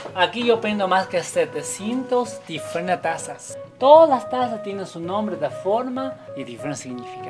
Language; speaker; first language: Spanish; non-native, learner; Chinese